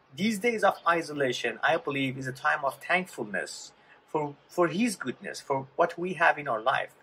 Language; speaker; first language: English; non-native, fluent; Persian